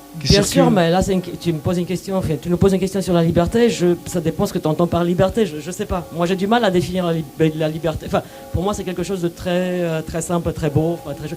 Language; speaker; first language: French; non-native, fluent; Romanian